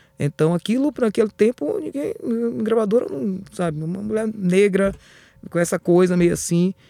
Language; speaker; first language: Portuguese; native; Portuguese